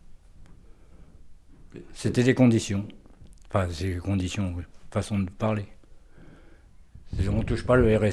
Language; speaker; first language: French; native; French